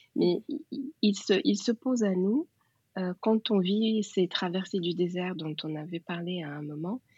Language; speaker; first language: French; non-native, local second language; Wolof